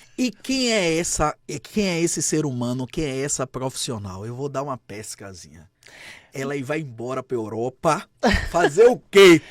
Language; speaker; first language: Portuguese; native; Portuguese